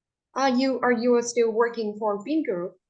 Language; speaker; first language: English; non-native, fluent; Vietnamese